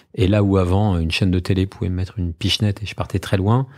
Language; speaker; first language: French; native; French